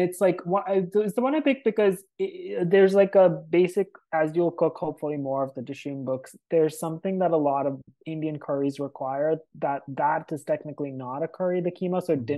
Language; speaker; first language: English; non-native, local second language; Hindi